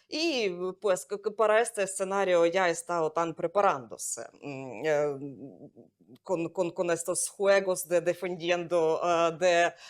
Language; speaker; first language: Spanish; non-native, fluent; Ukrainian